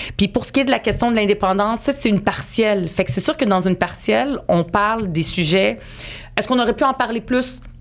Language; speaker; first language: French; early bilingual, other home language; Arabic